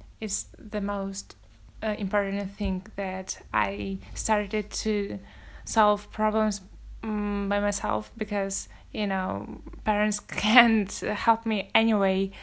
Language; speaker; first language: English; non-native, fluent; Russian